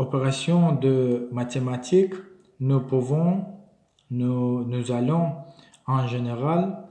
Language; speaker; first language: French; non-native, learner; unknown